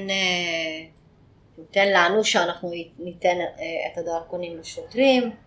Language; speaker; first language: Hebrew; non-native, fluent; Hungarian